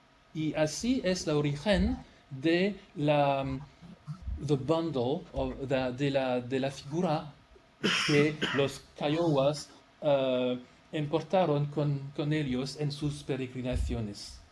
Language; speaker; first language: Spanish; non-native, fluent; French